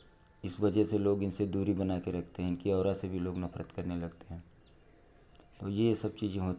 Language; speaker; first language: Hindi; native; Hindi